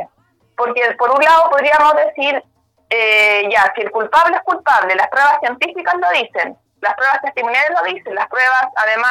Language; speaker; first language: Spanish; native; Spanish